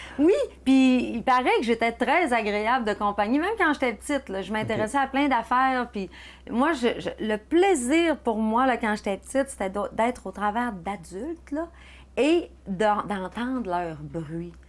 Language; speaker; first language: French; native; French